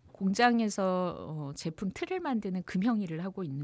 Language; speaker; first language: Korean; native; Korean